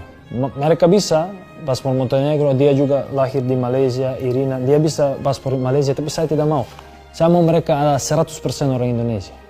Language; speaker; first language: Indonesian; non-native, fluent; Serbian